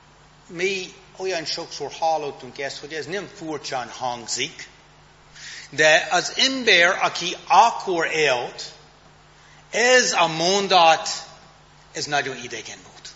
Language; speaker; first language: Hungarian; non-native, fluent; English